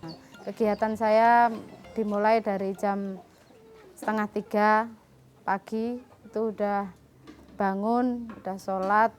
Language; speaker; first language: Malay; non-native, local second language; Javanese